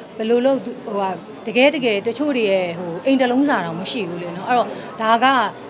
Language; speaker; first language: Burmese; native; Burmese